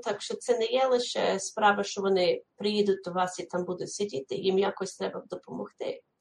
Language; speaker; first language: Ukrainian; early bilingual, heritage; Ukrainian